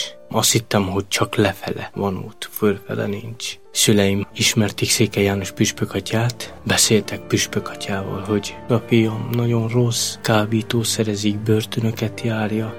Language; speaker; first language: Hungarian; non-native, local second language; Romany